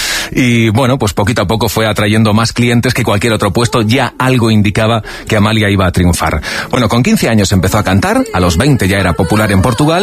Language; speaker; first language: Spanish; native; Spanish